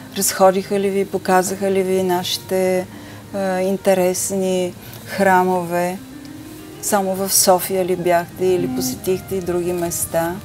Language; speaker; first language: Bulgarian; native; Bulgarian